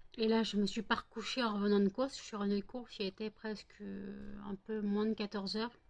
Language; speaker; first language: French; native; French